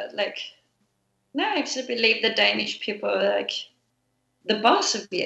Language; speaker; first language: English; non-native, fluent; Danish